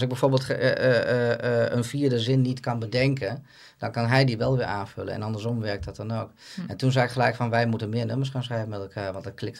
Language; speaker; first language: Dutch; native; Dutch